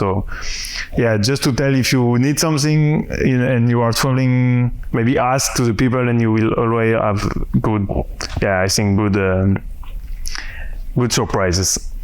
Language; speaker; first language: English; non-native, fluent; French